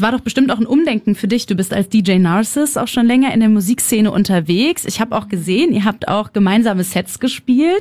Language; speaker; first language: German; native; German